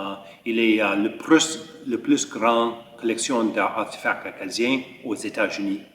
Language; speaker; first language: French; early bilingual, heritage; French